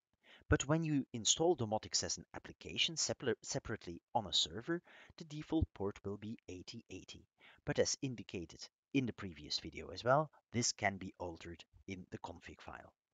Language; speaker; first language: English; non-native, fluent; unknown